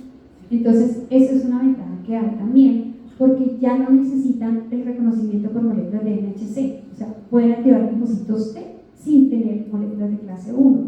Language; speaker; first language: Spanish; native; Spanish